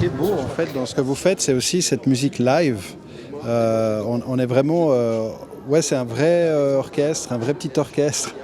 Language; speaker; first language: French; native; French